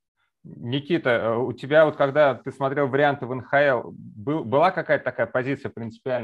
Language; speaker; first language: Russian; native; Russian